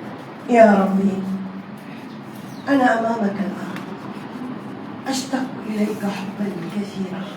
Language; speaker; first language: Arabic; non-native, learner; Malay